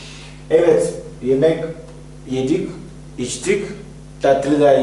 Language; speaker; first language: Turkish; non-native, fluent; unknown